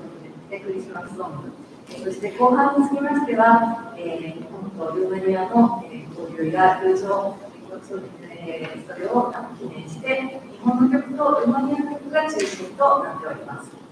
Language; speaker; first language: Japanese; native; Japanese